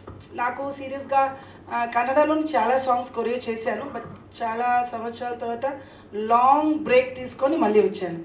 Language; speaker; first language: Telugu; non-native, local second language; Tamil